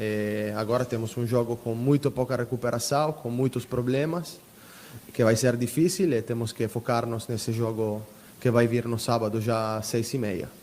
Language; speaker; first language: Portuguese; non-native, fluent; Italian